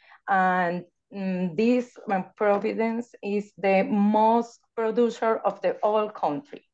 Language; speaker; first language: English; non-native, learner; Spanish